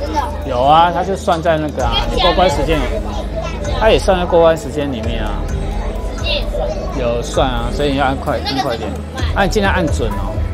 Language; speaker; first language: Chinese; native; Chinese